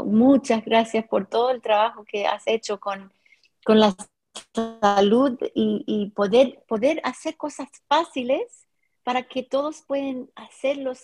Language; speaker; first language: Spanish; non-native, fluent; English